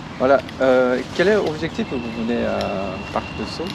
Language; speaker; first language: French; non-native, learner; Korean